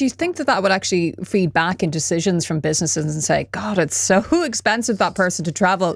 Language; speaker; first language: English; native; English